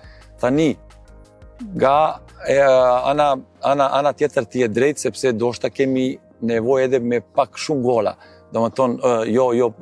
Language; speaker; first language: Albanian; non-native, learner; Serbian